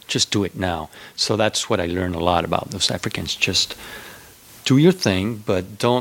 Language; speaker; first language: English; non-native, fluent; French